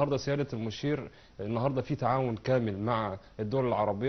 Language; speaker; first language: Arabic; native; Arabic